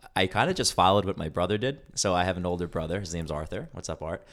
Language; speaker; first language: English; early bilingual, other home language; Greek